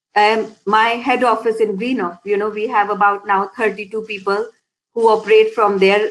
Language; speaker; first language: English; non-native, local second language; Hindi